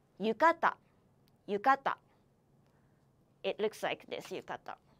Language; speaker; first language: Japanese; native; Japanese